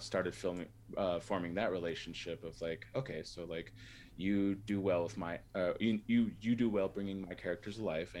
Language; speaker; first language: English; native; English